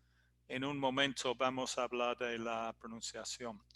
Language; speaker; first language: Spanish; non-native, fluent; English